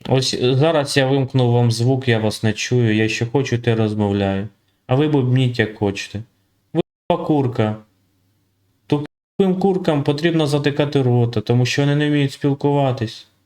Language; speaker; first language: Ukrainian; native; Ukrainian